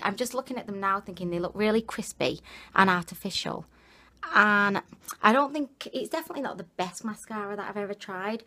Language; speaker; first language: English; native; English